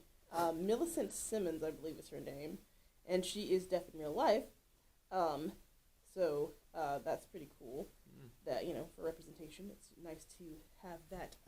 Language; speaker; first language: English; native; English